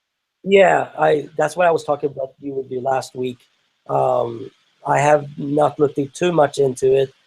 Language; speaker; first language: English; non-native, fluent; Swedish